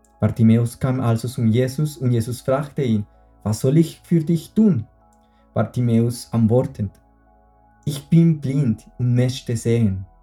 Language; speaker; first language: German; non-native, fluent; Spanish